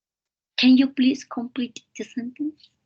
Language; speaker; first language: English; non-native, fluent; Spanish